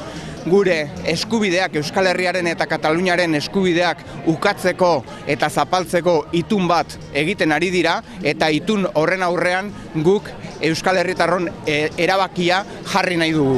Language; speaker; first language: Basque; native; Basque